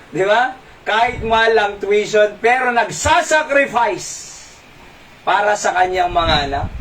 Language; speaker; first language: Filipino; non-native, local second language; Iloko